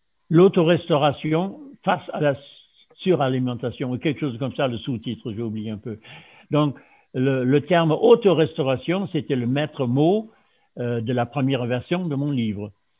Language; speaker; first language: French; non-native, fluent; German